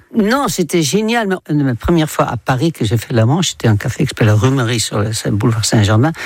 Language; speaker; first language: French; non-native, fluent; Dutch